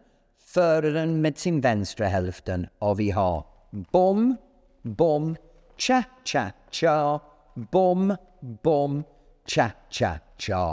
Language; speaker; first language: Swedish; non-native, fluent; English